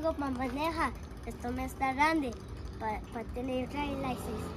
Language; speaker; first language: Spanish; early bilingual, heritage; Spanish